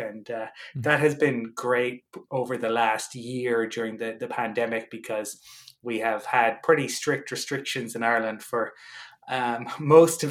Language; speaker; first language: English; native; English